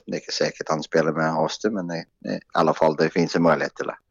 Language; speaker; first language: Norwegian; non-native, fluent; Swedish